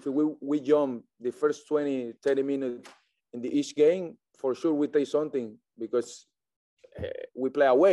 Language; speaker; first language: English; non-native, learner; Spanish